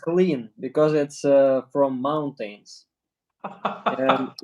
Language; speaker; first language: English; non-native, learner; Russian